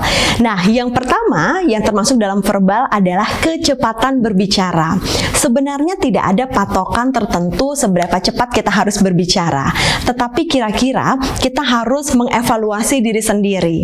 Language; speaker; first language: Indonesian; native; Indonesian